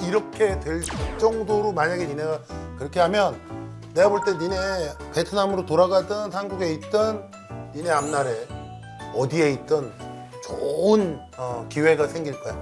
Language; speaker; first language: Korean; native; Korean